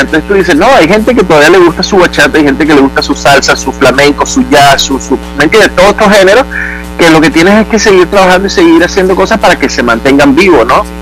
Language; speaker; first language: Spanish; native; Spanish